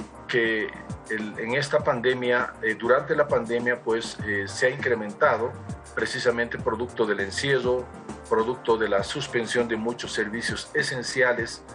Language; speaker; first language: Spanish; native; Spanish